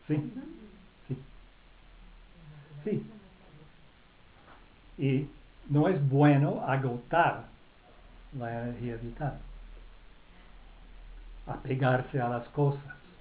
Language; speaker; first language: Spanish; non-native, fluent; English